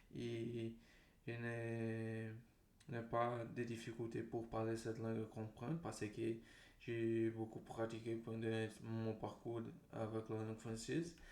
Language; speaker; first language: French; non-native, learner; Portuguese